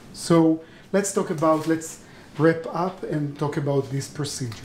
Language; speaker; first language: English; non-native, fluent; Hebrew